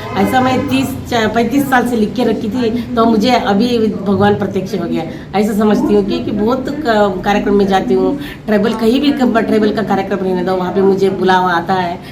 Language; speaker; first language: Hindi; non-native, local second language; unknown